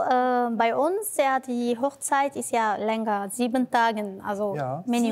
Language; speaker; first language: German; non-native, learner; Arabic